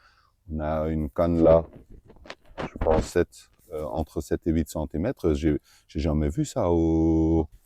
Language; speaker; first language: French; non-native, local second language; Dutch